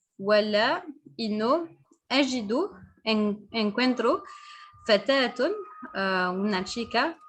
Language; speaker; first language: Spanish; non-native, fluent; French